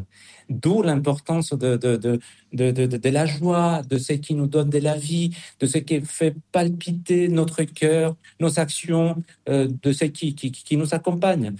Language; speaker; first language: French; non-native, fluent; Spanish